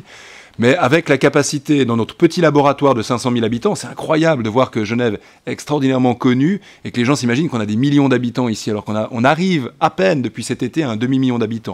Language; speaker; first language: French; native; French